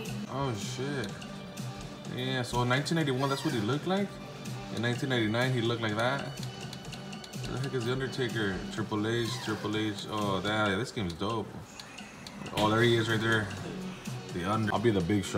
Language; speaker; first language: English; early bilingual, other home language; Spanish